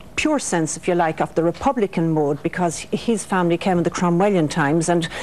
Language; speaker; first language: English; native; English